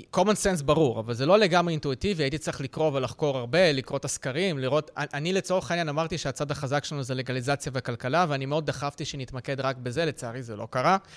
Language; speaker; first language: Hebrew; early bilingual, other home language; Russian